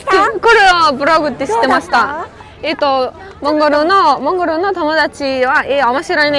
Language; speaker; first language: Japanese; non-native, learner; Mongolian